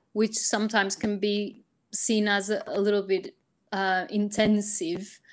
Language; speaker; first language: English; non-native, fluent; Portuguese